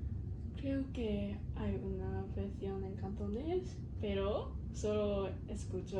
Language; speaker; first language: Spanish; non-native, learner; Cantonese